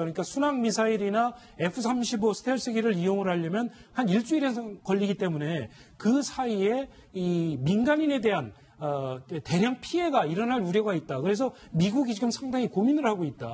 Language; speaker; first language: Korean; native; Korean